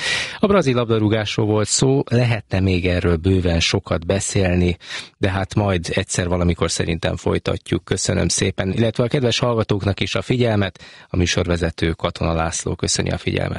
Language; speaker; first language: Hungarian; native; Hungarian